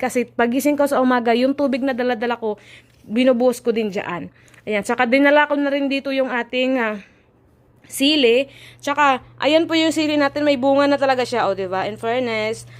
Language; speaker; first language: Filipino; non-native, local second language; Cebuano